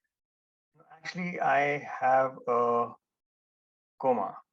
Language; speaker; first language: English; non-native, local second language; Hindi